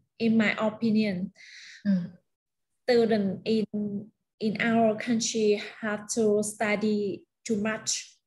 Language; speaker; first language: English; non-native, learner; Vietnamese